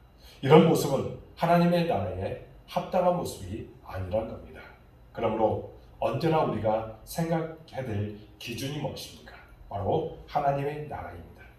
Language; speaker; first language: Korean; native; Korean